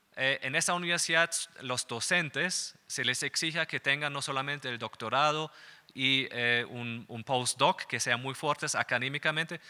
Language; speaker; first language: Spanish; non-native, fluent; German